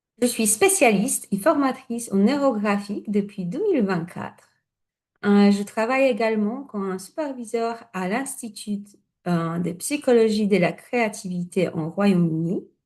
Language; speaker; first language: French; non-native, fluent; Polish